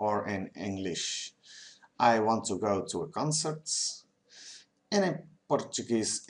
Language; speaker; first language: English; non-native, fluent; Dutch